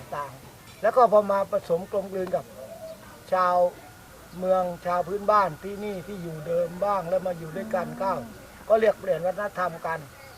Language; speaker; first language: Thai; native; Thai